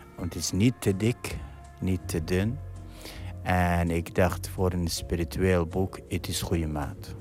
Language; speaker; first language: Dutch; non-native, fluent; Arabic